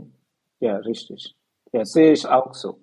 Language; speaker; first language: German; non-native, fluent; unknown